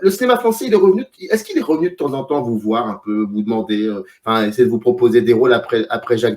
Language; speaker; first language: French; native; French